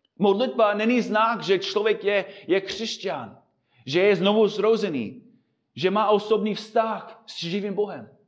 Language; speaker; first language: Czech; non-native, fluent; English